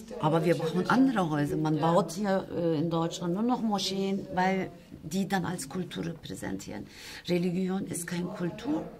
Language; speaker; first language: German; non-native, fluent; Turkish